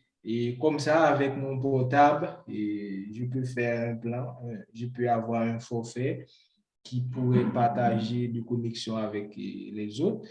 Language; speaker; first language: French; non-native, local second language; Haitian Creole